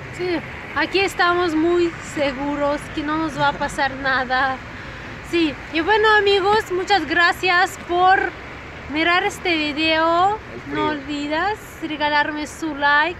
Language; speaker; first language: Spanish; non-native, fluent; Russian